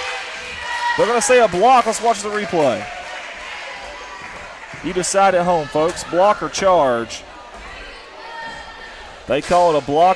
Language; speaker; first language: English; native; English